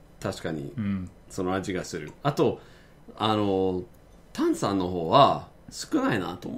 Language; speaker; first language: Japanese; non-native, fluent; English